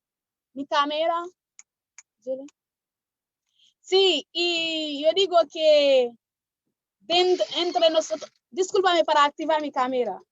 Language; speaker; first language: Spanish; non-native, learner; Haitian Creole